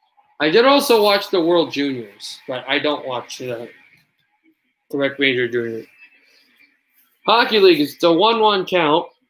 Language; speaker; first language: English; native; English